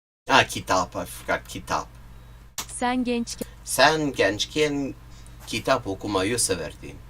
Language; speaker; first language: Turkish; non-native, learner; English